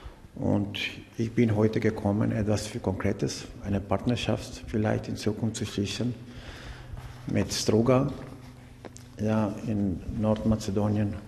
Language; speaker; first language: German; non-native, learner; Macedonian